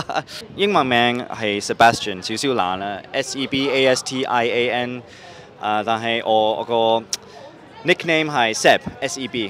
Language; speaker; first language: Cantonese; non-native, local second language; English